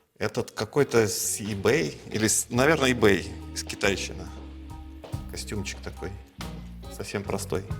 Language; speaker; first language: Russian; native; Russian